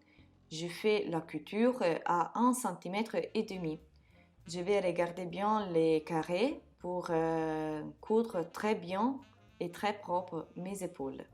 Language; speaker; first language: French; non-native, fluent; Italian